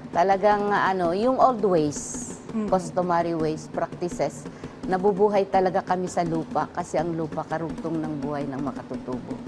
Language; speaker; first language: Filipino; non-native, local second language; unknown